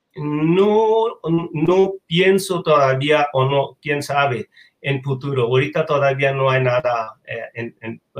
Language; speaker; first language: Spanish; non-native, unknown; Bangla